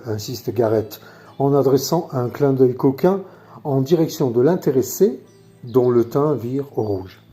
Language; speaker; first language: French; native; French